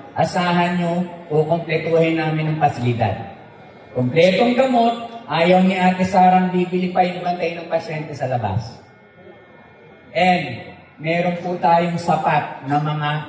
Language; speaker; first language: Filipino; native; Filipino